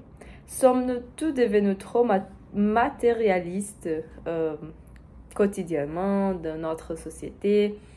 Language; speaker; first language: French; non-native, learner; Portuguese